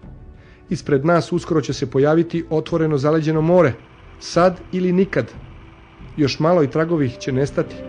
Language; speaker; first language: Serbian; native; Serbian